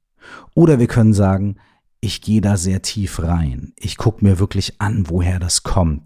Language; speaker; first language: German; native; German